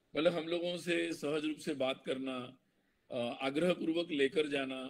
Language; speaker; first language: Hindi; non-native, local second language; Marathi